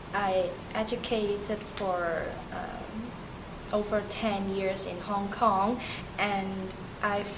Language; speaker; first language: English; early bilingual, other home language; Turkish